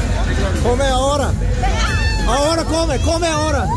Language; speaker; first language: Spanish; non-native, learner; English